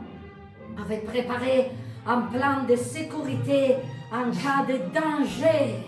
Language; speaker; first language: French; non-native, fluent; Italian